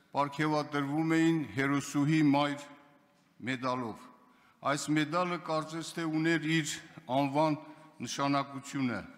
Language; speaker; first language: Armenian; non-native, local second language; Kurdish